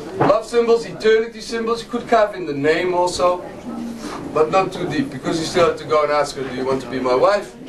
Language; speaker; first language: English; non-native, fluent; Dutch